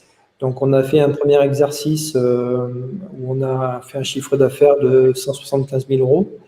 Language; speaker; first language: French; native; French